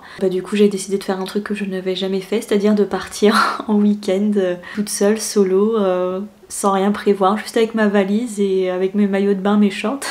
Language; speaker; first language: French; native; French